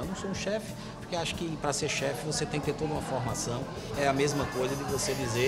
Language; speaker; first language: Portuguese; native; Portuguese